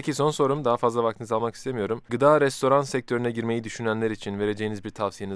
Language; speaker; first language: Turkish; native; Turkish